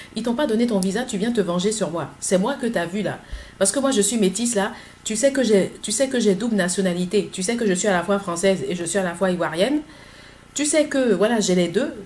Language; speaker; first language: French; native; French